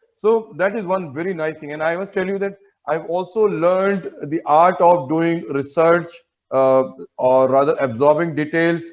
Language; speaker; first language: English; non-native, local second language; Hindi